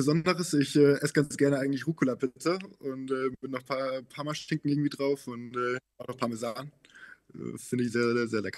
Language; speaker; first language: German; native; German